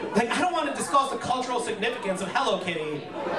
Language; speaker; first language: English; native; English